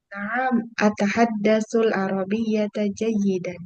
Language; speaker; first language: Arabic; non-native, learner; Indonesian